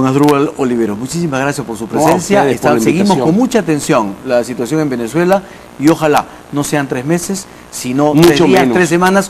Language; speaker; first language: Spanish; native; Spanish